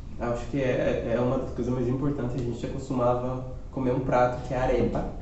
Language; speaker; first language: Portuguese; non-native, fluent; Spanish